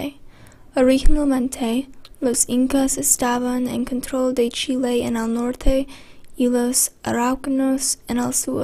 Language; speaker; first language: Spanish; non-native, learner; English